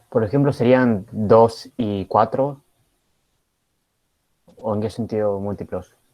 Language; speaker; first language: Spanish; native; Spanish